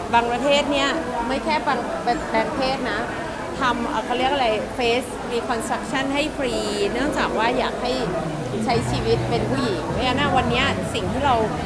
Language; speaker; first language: Thai; native; Thai